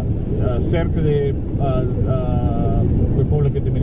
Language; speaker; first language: Spanish; non-native, learner; English